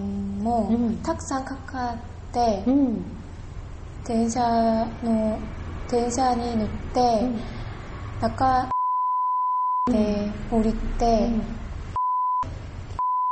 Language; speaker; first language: Japanese; non-native, learner; Korean